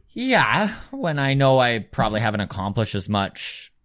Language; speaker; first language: English; native; English